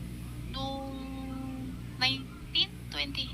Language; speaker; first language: Filipino; non-native, learner; Chinese